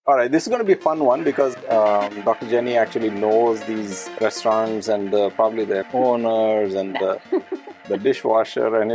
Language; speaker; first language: English; non-native, local second language; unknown